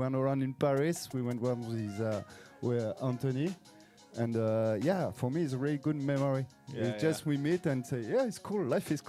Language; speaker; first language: English; non-native, learner; French